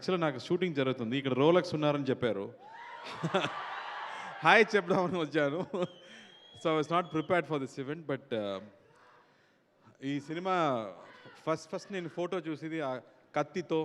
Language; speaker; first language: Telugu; non-native, local second language; Tamil